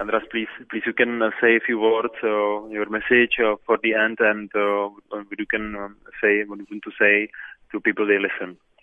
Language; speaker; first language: English; non-native, fluent; Czech